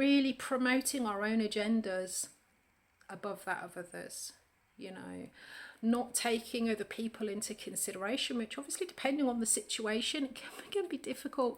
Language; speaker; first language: English; native; English